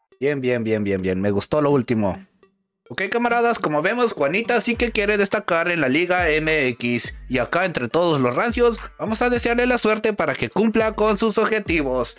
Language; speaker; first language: Spanish; native; Spanish